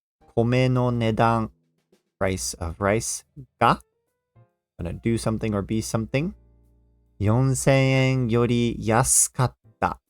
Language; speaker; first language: Japanese; non-native, fluent; English